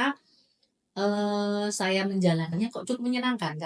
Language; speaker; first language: Indonesian; native; Indonesian